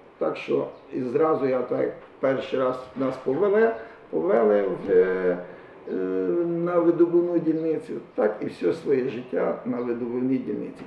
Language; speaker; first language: Ukrainian; native; Ukrainian